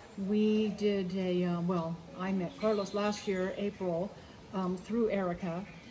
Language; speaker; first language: English; native; English